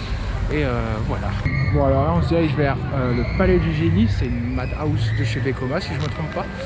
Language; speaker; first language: French; native; French